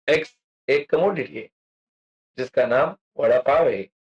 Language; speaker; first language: Hindi; non-native, local second language; Marathi